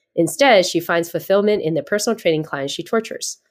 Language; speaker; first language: English; native; English